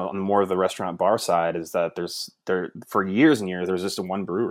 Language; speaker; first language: English; native; English